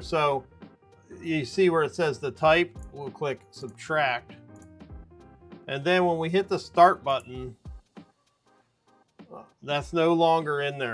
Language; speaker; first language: English; native; English